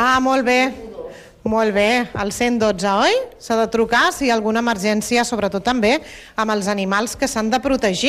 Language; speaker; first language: Catalan; native; Catalan